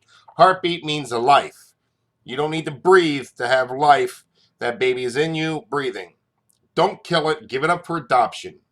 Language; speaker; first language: English; native; English